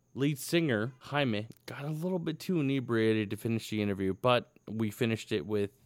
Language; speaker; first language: English; early bilingual, other home language; Spanish